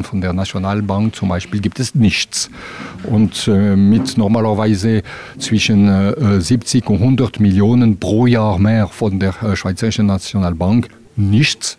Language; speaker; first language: German; non-native, local second language; French